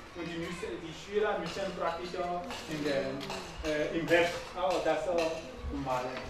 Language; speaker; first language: German; non-native, fluent; Ewe